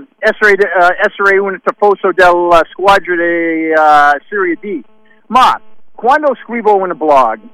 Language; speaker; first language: Italian; non-native, learner; English